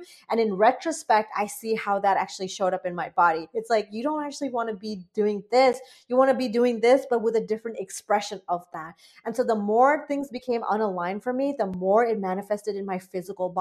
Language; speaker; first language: English; non-native, local second language; Bangla